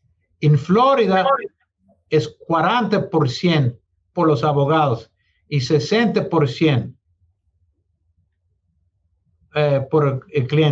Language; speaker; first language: Spanish; non-native, learner; English